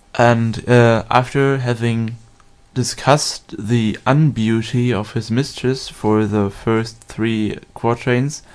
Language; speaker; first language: English; non-native, fluent; German